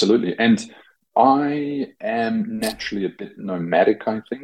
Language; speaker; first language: English; native; English